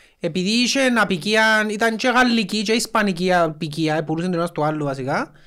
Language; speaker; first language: Greek; native; Greek